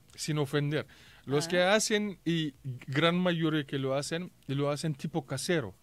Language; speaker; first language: Spanish; non-native, fluent; Turkish